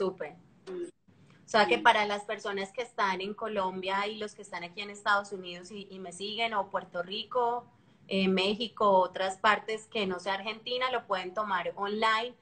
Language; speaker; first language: Spanish; native; Spanish